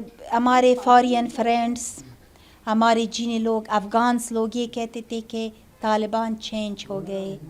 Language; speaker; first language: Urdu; non-native, learner; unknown